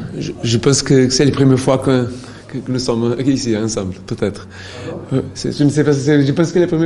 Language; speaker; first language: French; non-native, learner; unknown